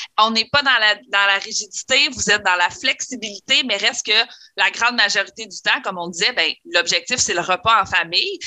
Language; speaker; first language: French; native; French